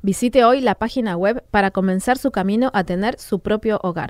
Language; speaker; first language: Spanish; native; Spanish